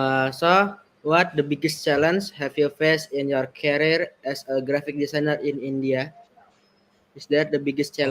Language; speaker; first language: English; non-native, learner; Indonesian